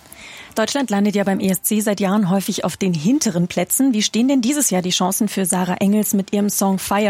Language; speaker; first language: German; native; German